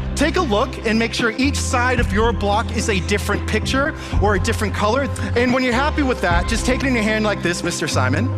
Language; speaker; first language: English; native; English